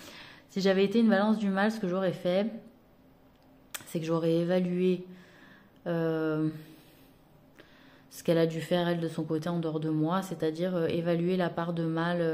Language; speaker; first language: French; native; French